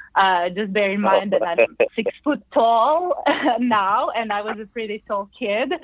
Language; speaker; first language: English; non-native, fluent; Croatian